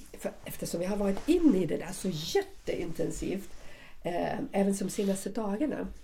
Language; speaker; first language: Swedish; non-native, fluent; German